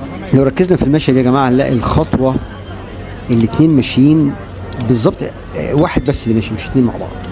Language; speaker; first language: Arabic; native; Arabic